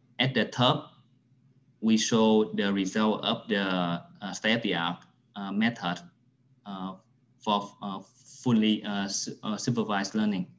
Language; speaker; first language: English; non-native, fluent; Vietnamese